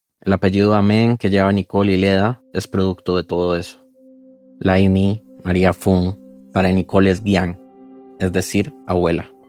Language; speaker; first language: Spanish; native; Spanish